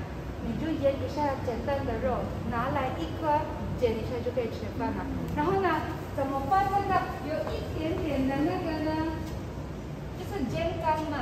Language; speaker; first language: Chinese; non-native, fluent; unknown